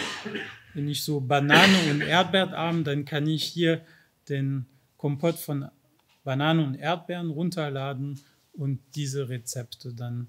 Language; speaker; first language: German; non-native, fluent; French